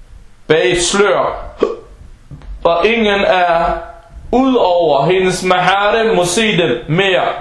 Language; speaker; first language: Danish; non-native, fluent; Arabic